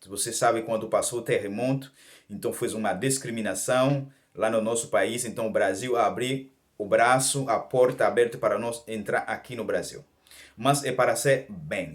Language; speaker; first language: Portuguese; non-native, learner; Haitian Creole